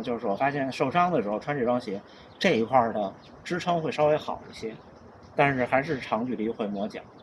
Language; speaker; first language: Chinese; native; Chinese